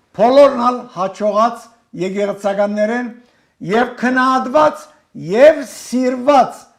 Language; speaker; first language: Armenian; native; Armenian